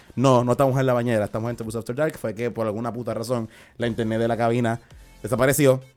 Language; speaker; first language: Spanish; native; Spanish